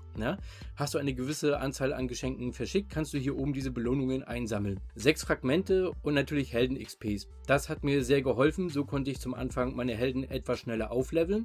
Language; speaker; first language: German; native; German